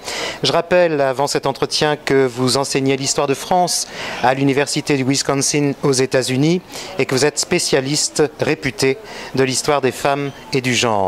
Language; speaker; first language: French; native; French